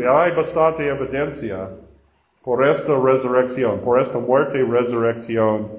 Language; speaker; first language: Spanish; non-native, learner; English